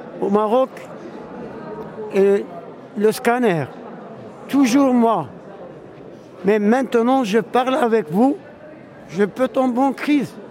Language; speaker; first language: French; non-native, local second language; Arabic